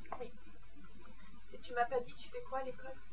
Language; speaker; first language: French; native; French